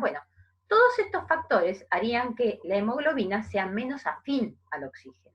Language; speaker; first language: Spanish; native; Spanish